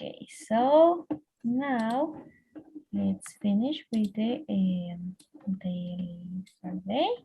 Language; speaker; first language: English; non-native, fluent; Spanish